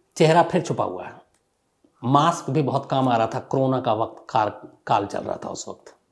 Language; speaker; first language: Hindi; native; Hindi